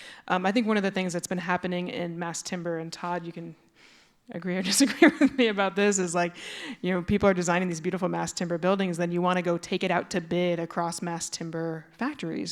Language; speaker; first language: English; native; English